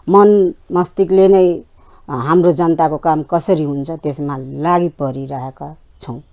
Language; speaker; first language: Nepali; non-native, local second language; Maithili